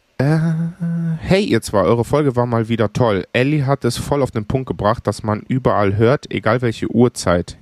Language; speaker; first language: German; early bilingual, other home language; Greek